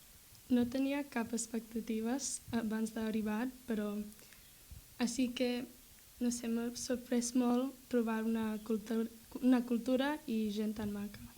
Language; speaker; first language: Catalan; non-native, learner; English